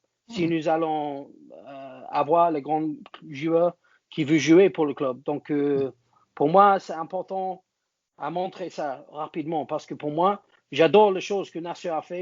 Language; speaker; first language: French; non-native, learner; English